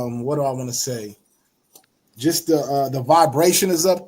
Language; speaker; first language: English; native; English